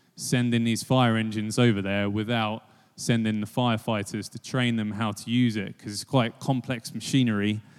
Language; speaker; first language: English; native; English